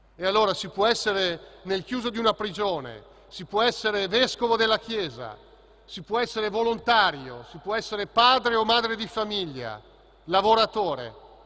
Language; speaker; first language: Italian; native; Italian